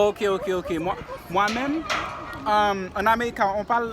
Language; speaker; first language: French; non-native, learner; Haitian Creole